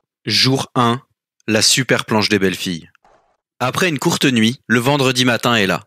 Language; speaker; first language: French; native; French